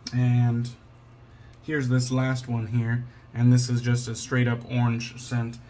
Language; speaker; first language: English; native; English